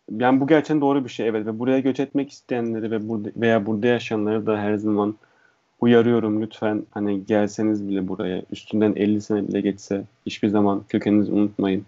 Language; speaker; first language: Turkish; native; Turkish